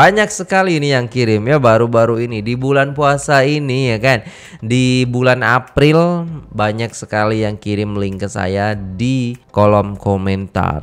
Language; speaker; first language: Indonesian; native; Indonesian